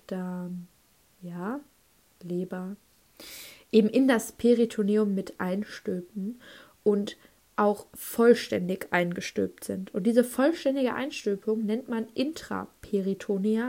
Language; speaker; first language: German; native; German